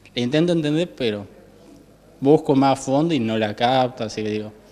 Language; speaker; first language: Spanish; native; Spanish